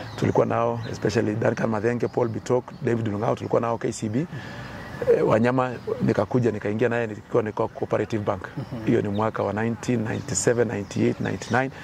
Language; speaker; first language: Swahili; non-native, local second language; Kalenjin